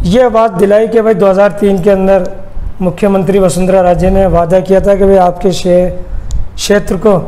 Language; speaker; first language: Hindi; native; Hindi